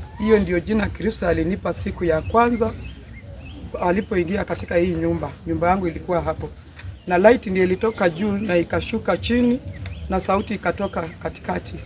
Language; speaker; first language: Swahili; non-native, local second language; Luyia